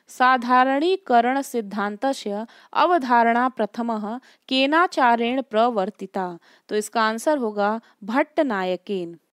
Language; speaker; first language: Hindi; native; Hindi